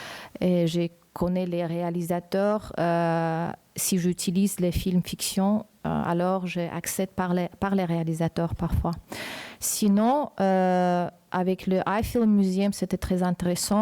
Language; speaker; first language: French; non-native, fluent; Uzbek